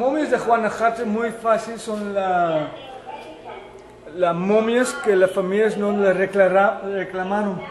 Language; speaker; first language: Spanish; non-native, fluent; Dutch